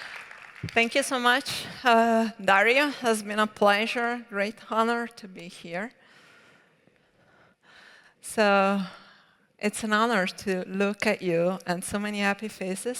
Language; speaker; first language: English; non-native, fluent; Italian